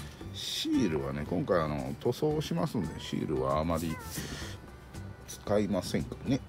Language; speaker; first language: Japanese; native; Japanese